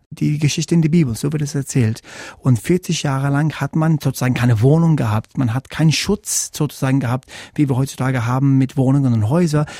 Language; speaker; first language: German; non-native, fluent; English